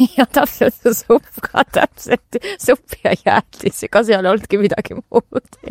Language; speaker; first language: Estonian; non-native, local second language; Russian